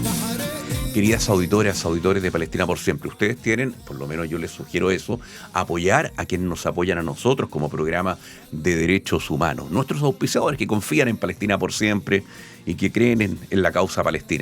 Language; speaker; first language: Spanish; native; Spanish